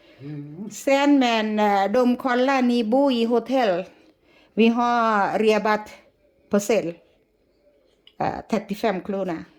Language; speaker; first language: Swedish; non-native, learner; Thai